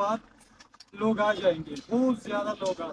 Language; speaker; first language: Hindi; non-native, fluent; Pashto